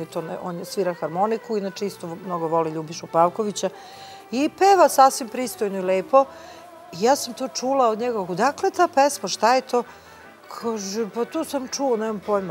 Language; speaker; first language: Serbian; native; Serbian